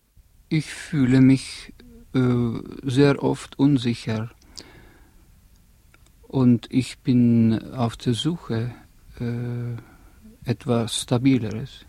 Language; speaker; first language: German; non-native, fluent; Estonian